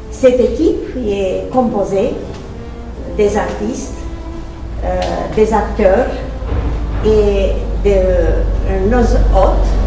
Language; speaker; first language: French; non-native, fluent; Romanian